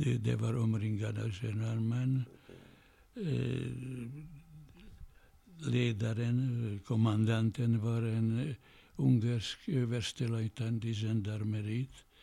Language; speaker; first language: Swedish; non-native, fluent; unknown